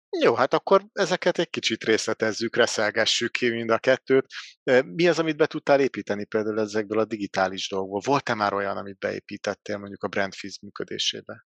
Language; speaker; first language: Hungarian; native; Hungarian